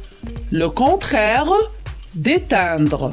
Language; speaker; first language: French; non-native, local second language; Arabic